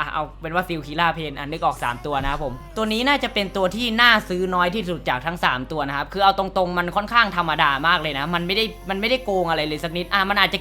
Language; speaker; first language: Thai; native; Thai